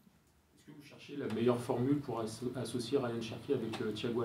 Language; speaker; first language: French; native; French